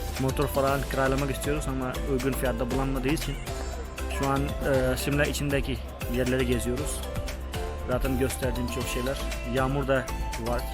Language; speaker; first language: Turkish; non-native, fluent; Hindi